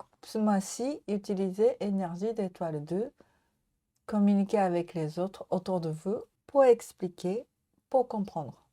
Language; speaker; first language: French; non-native, learner; Japanese